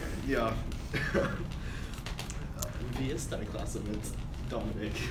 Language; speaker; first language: German; non-native, learner; English